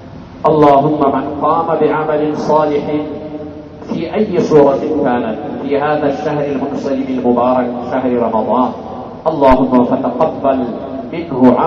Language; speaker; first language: Arabic; non-native, fluent; Pashto